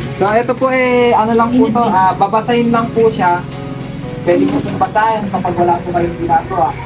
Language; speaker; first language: Filipino; native; Filipino